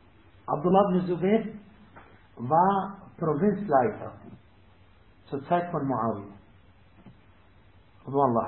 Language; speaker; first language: German; non-native, fluent; Arabic